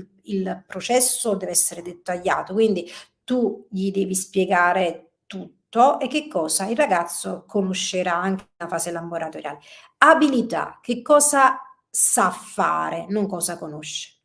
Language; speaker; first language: Italian; native; Italian